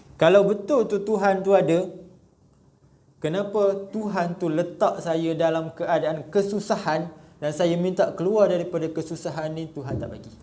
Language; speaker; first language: Malay; native; Malay